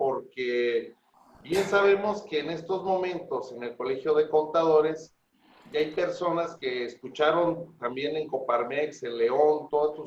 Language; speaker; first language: Spanish; native; Spanish